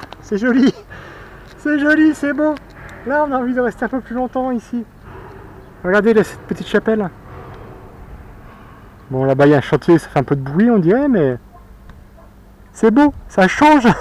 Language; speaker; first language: French; native; French